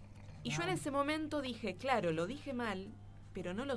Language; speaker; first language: Spanish; native; Spanish